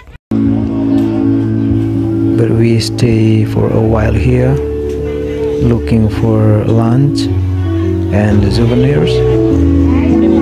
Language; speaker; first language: English; non-native, fluent; Indonesian